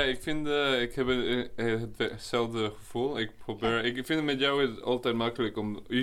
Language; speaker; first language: Dutch; non-native, learner; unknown